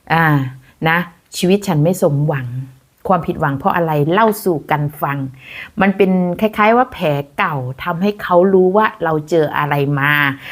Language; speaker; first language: Thai; native; Thai